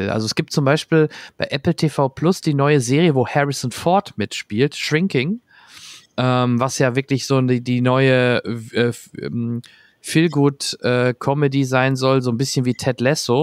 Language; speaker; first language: German; native; German